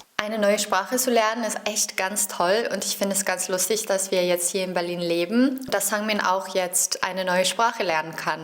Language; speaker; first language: German; early bilingual, heritage; Norwegian